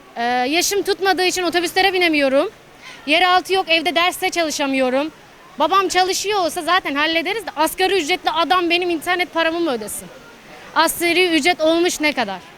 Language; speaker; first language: Turkish; native; Turkish